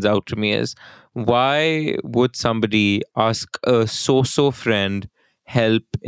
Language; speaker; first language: English; non-native, local second language; Hindi